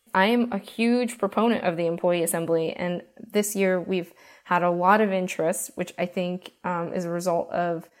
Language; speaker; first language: English; native; English